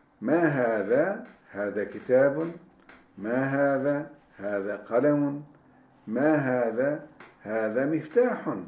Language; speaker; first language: Arabic; non-native, fluent; Turkish